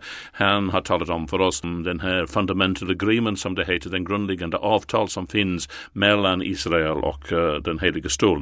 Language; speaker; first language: Swedish; non-native, fluent; English